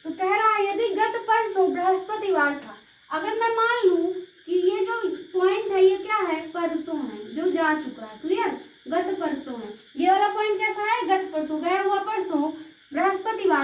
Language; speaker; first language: Hindi; native; Hindi